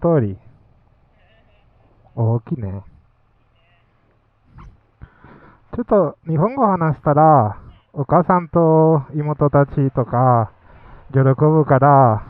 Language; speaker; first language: Japanese; non-native, fluent; Spanish